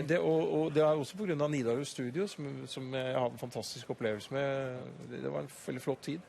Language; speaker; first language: Norwegian; native; Norwegian